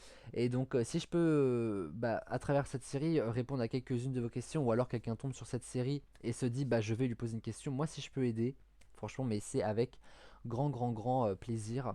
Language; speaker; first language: French; native; French